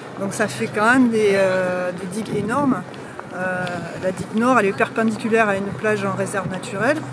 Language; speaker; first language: French; native; French